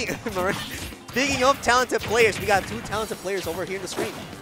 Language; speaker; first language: English; non-native, local second language; Spanish